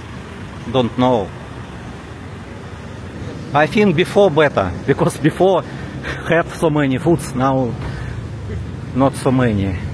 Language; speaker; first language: English; non-native, learner; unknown